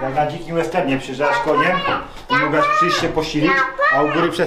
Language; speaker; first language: Polish; native; Polish